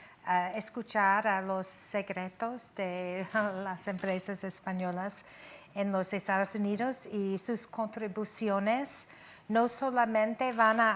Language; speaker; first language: Spanish; non-native, fluent; English